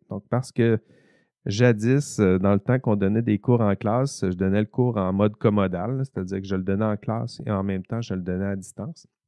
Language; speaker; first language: French; native; French